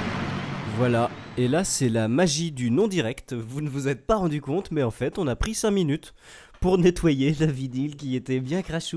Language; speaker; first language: French; native; French